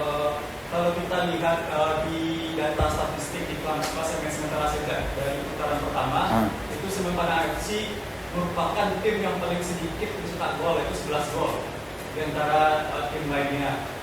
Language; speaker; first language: Indonesian; native; Indonesian